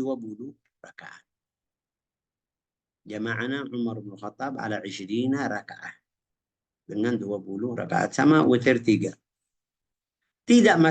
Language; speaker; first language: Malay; non-native, fluent; Arabic